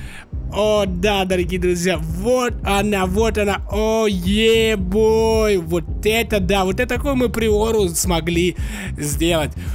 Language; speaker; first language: Russian; native; Russian